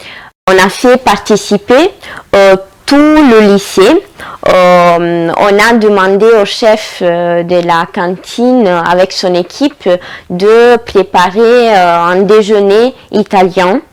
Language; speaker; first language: French; non-native, fluent; Italian